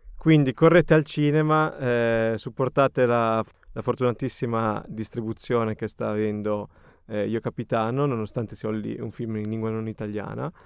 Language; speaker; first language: Italian; native; Italian